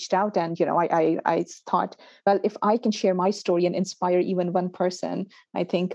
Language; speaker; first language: English; non-native, local second language; Urdu